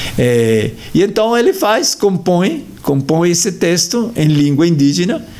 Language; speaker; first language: Portuguese; non-native, fluent; Spanish